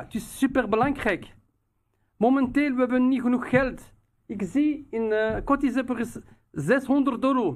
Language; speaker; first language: Dutch; non-native, local second language; Riffian